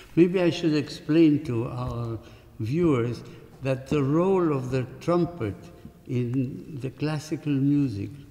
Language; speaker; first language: English; non-native, fluent; Spanish